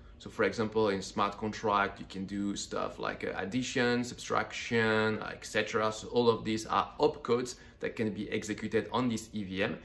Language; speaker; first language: English; non-native, fluent; French